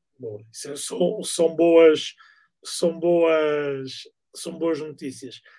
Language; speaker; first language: Portuguese; native; Portuguese